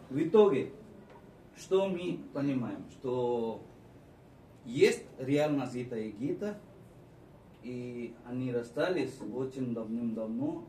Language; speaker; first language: Russian; non-native, fluent; Marathi